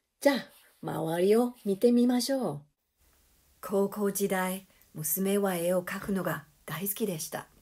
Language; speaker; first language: Japanese; non-native, fluent; English